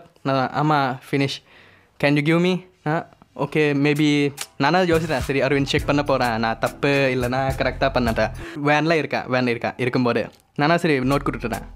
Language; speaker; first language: Tamil; non-native, learner; Thai